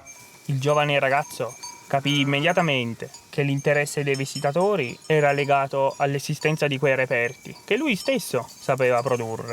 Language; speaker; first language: Italian; native; Italian